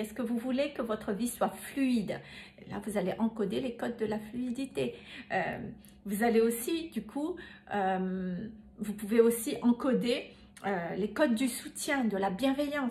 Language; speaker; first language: French; native; French